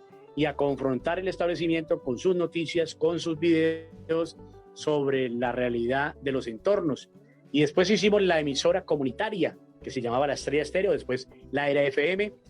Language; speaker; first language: Spanish; native; Spanish